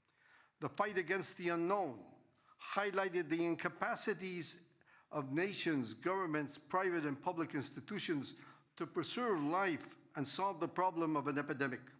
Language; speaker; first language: English; non-native, fluent; Spanish